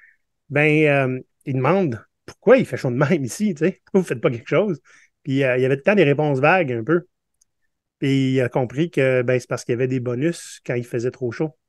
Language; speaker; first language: French; native; French